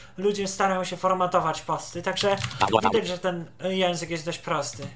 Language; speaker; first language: Polish; native; Polish